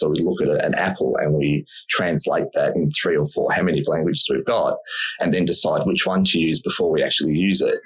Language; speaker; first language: English; native; English